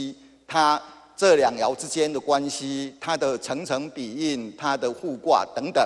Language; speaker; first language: Chinese; native; Chinese